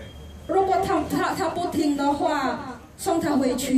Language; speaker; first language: Chinese; non-native, learner; Indonesian